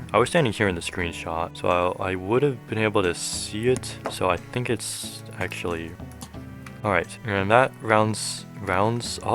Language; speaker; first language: English; native; English